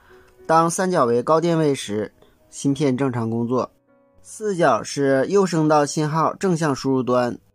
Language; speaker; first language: Chinese; native; Chinese